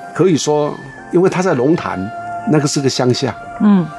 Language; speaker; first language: Chinese; non-native, local second language; Min Nan Chinese